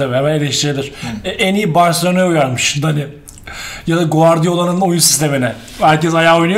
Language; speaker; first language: Turkish; native; Turkish